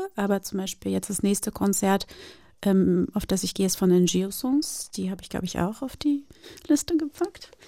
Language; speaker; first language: German; early bilingual, other home language; Portuguese